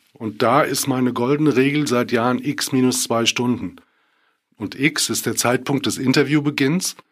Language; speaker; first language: German; native; German